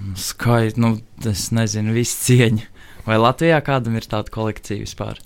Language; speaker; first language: Latvian; native; Latvian